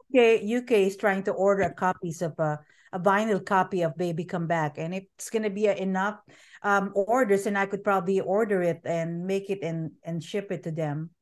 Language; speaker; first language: English; non-native, local second language; Filipino